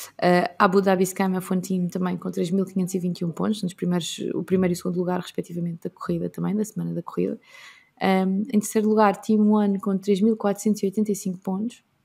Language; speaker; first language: Portuguese; native; Portuguese